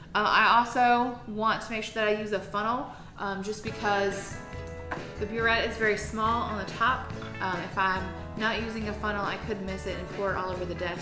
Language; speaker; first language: English; native; English